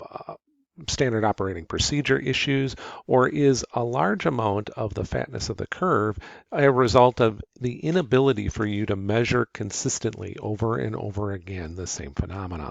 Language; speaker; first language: English; native; English